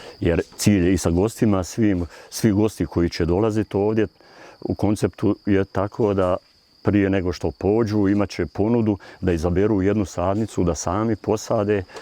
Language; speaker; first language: Bosnian; native; Bosnian